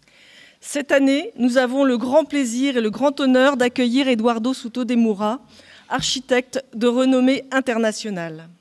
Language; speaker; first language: French; native; French